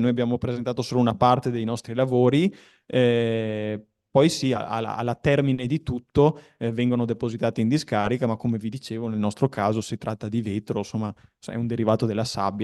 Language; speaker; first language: Italian; native; Italian